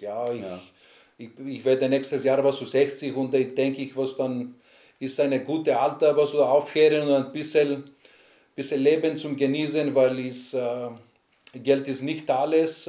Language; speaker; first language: German; non-native, learner; Greek